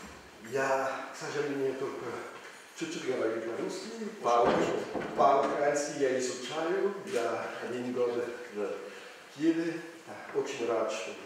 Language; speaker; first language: Russian; non-native, learner; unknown